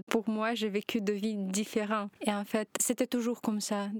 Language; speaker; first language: French; non-native, learner; Ukrainian